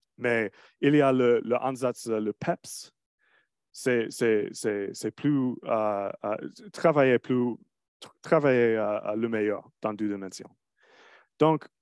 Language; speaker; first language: French; non-native, learner; English